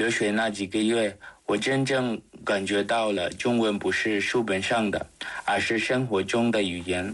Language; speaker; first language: Chinese; non-native, fluent; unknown